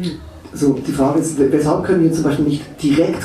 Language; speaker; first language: German; native; German